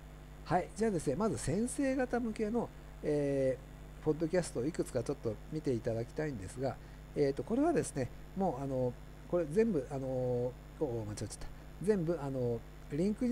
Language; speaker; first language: Japanese; native; Japanese